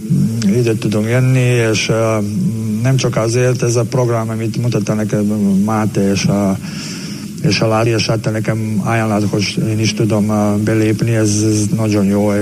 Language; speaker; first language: Hungarian; non-native, learner; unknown